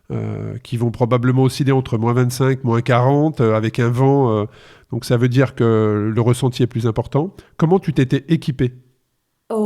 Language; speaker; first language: French; native; French